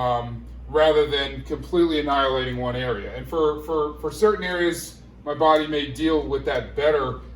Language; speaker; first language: English; native; English